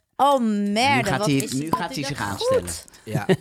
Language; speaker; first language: Dutch; early bilingual, other home language; Indonesian